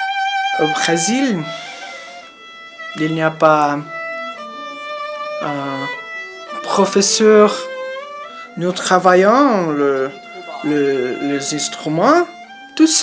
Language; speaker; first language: French; non-native, learner; Portuguese